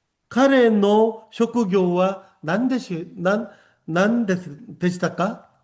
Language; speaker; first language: Japanese; non-native, fluent; Korean